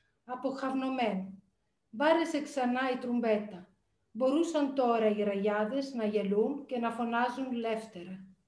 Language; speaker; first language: Greek; non-native, fluent; Italian